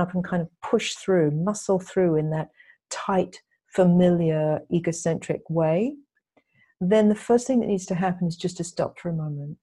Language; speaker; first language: English; native; English